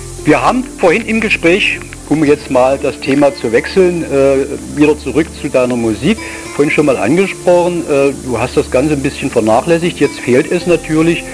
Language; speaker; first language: German; native; German